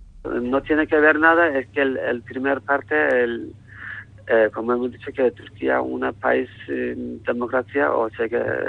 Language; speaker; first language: Spanish; non-native, learner; Turkish